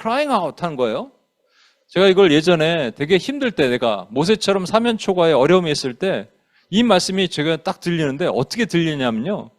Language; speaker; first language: Korean; native; Korean